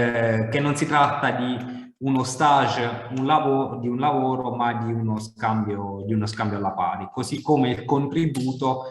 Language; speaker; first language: Italian; native; Italian